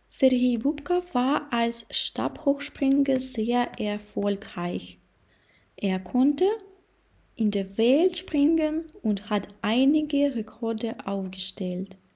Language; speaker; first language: German; non-native, fluent; Ukrainian